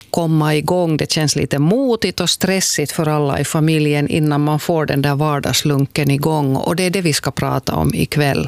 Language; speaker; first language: Swedish; native; Swedish